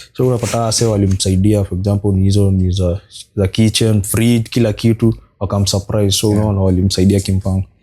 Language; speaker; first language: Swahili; native; Swahili